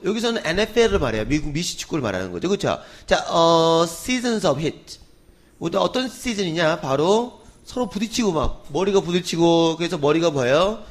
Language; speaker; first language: Korean; native; Korean